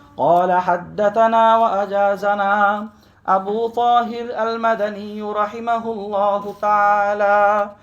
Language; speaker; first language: Arabic; non-native, fluent; Bangla